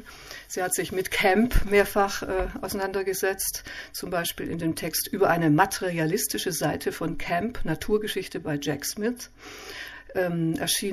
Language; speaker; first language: German; native; German